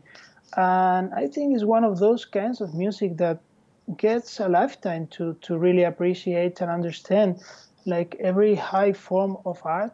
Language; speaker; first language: English; non-native, fluent; Spanish